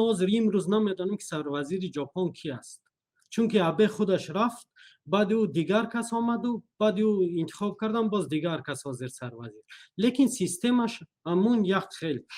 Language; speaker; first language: Persian; non-native, local second language; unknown